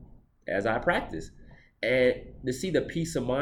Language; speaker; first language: English; native; English